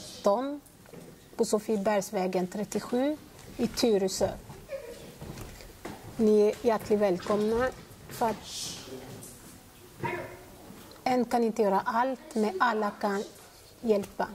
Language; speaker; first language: Swedish; non-native, fluent; Lingala